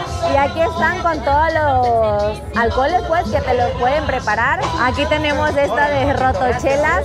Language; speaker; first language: Spanish; native; Spanish